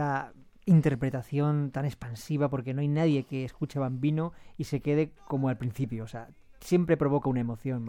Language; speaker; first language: Spanish; native; Spanish